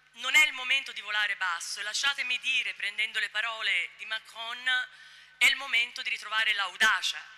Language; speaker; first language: Italian; native; Italian